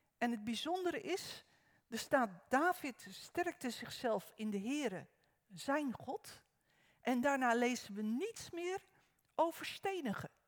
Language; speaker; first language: Dutch; native; Dutch